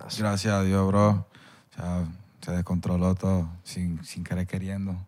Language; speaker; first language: Spanish; native; Spanish